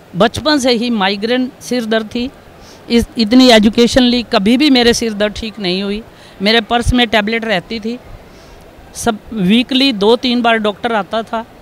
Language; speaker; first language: Hindi; native; Hindi